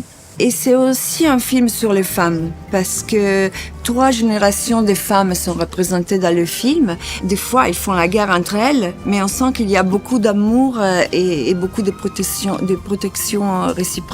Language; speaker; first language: French; non-native, fluent; Italian